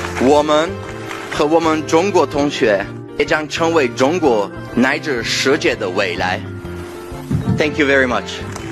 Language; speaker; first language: Chinese; non-native, fluent; Italian